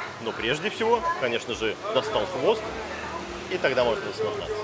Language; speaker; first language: Russian; native; Russian